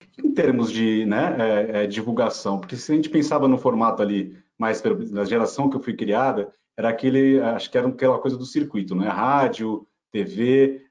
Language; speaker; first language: Portuguese; native; Portuguese